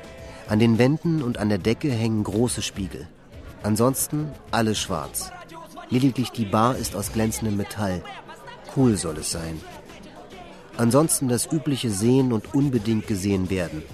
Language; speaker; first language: German; native; German